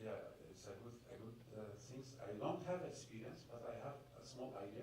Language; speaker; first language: English; non-native, fluent; Arabic